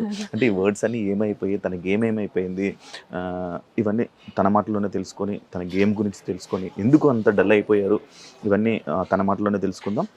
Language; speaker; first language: Telugu; native; Telugu